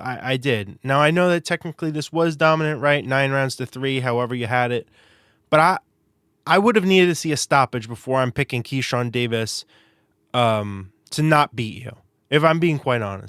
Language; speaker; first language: English; native; English